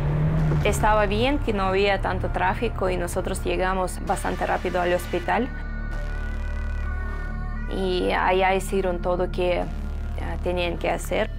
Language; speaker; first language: Spanish; non-native, fluent; Russian